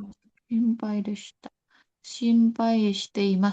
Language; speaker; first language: Japanese; non-native, learner; Indonesian